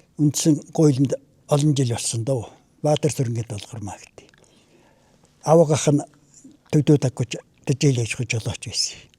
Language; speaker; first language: Mongolian; native; Mongolian